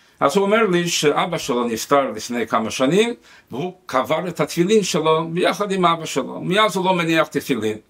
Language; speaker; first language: Hebrew; non-native, fluent; Spanish